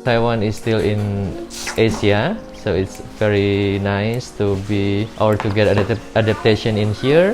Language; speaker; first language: English; non-native, learner; Indonesian